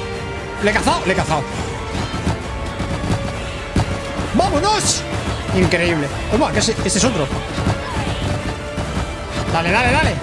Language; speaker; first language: Spanish; native; Spanish